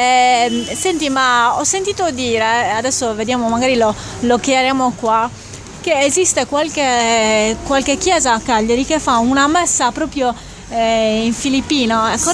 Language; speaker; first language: Italian; native; Italian